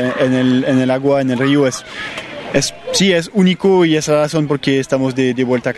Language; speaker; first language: Spanish; non-native, fluent; French